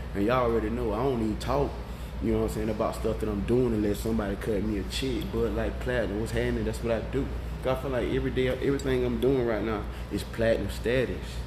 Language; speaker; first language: English; native; English